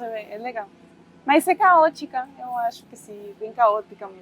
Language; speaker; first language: Portuguese; non-native, fluent; Spanish